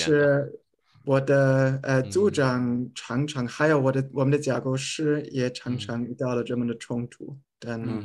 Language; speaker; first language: Chinese; non-native, fluent; German